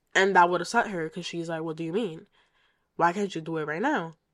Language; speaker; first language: English; native; English